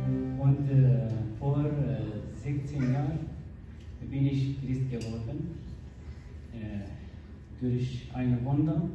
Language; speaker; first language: German; non-native, learner; Kurdish